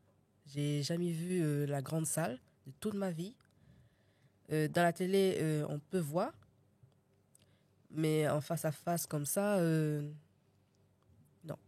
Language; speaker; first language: French; non-native, learner; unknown